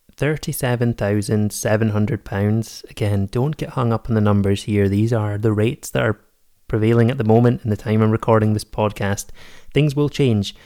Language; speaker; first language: English; native; English